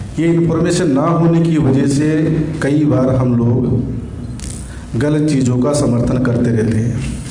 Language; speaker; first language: Hindi; native; Hindi